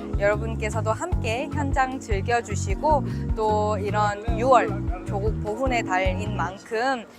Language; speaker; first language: Korean; native; Korean